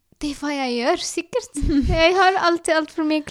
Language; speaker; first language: Norwegian; non-native, learner; Arabic